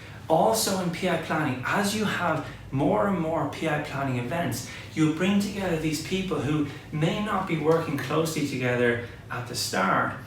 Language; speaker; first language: English; native; English